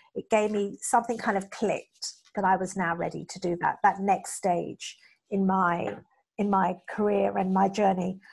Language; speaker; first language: English; native; English